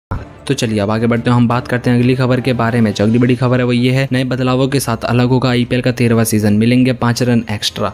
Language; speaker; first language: Hindi; native; Hindi